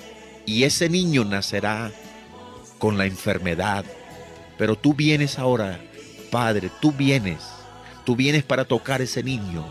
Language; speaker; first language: Spanish; native; Spanish